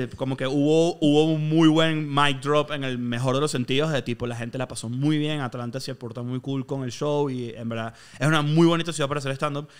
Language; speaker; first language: Spanish; native; Spanish